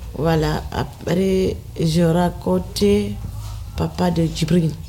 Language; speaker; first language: French; non-native, local second language; Fula